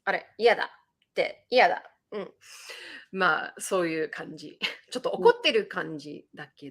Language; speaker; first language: Japanese; early bilingual, heritage; Japanese